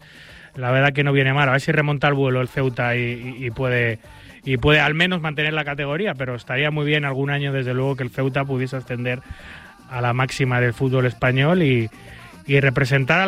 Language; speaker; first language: Spanish; native; Spanish